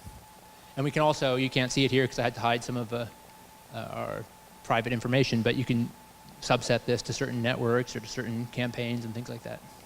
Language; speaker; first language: English; native; English